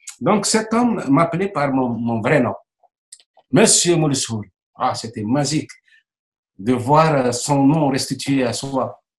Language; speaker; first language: French; non-native, local second language; Arabic